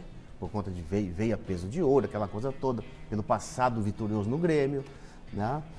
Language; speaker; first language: Portuguese; native; Portuguese